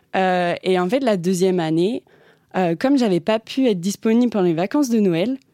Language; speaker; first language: French; native; French